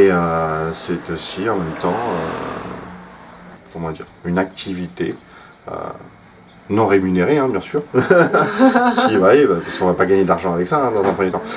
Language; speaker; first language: French; native; French